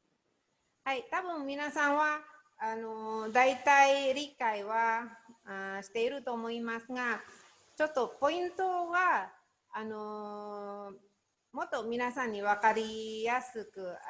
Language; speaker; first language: Japanese; non-native, learner; Indonesian